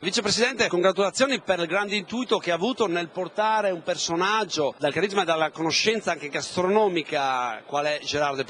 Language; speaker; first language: Italian; native; Italian